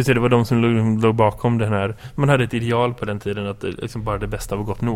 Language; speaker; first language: Swedish; native; Swedish